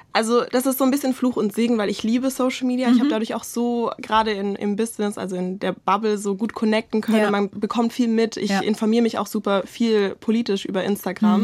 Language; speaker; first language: German; native; German